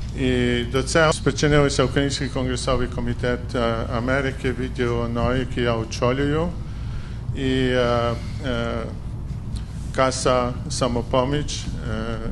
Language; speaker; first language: Ukrainian; early bilingual, heritage; Ukrainian